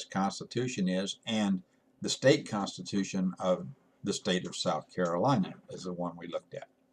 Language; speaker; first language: English; native; English